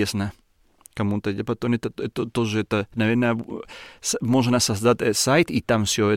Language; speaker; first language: Russian; non-native, learner; Spanish